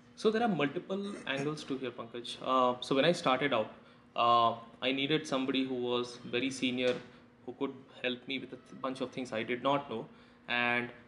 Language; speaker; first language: English; non-native, local second language; Hindi